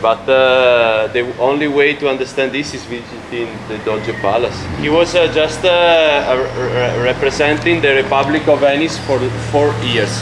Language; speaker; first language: English; non-native, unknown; Italian